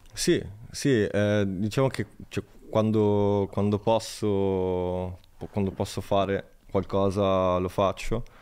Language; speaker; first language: Italian; native; Italian